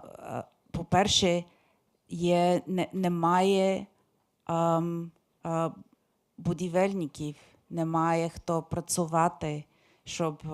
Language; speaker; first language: Ukrainian; non-native, fluent; English